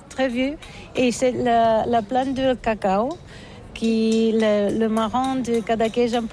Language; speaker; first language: French; non-native, learner; Catalan